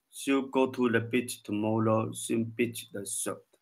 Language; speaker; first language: English; non-native, learner; Chinese